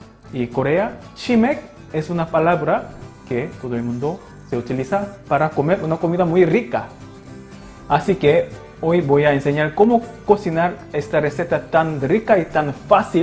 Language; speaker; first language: Spanish; non-native, local second language; Korean